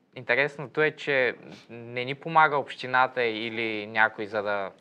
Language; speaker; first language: Bulgarian; native; Bulgarian